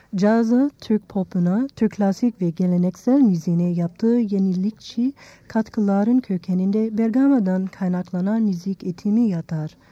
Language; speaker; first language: Turkish; non-native, fluent; English